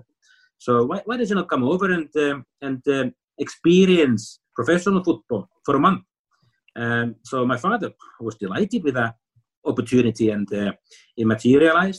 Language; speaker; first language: English; non-native, fluent; Finnish